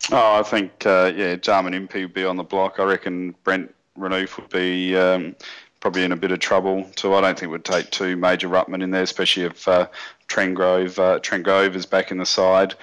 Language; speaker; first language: English; native; English